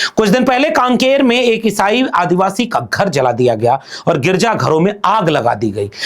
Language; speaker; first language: Hindi; native; Hindi